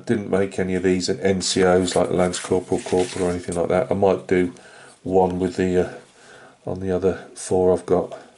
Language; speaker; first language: English; native; English